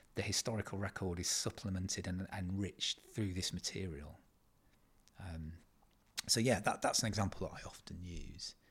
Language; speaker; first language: English; native; English